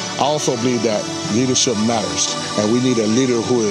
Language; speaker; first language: English; native; English